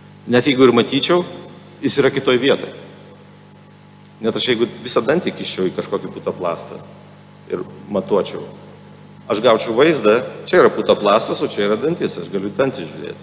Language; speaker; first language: Lithuanian; native; Lithuanian